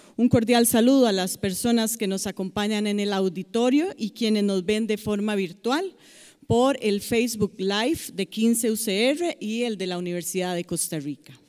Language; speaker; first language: Spanish; native; Spanish